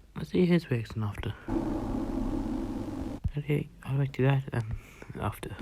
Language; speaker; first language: English; native; English